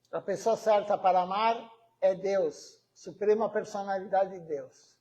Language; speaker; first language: Portuguese; native; Portuguese